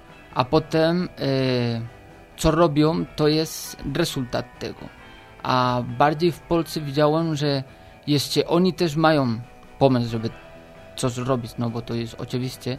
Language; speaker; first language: Polish; non-native, learner; Spanish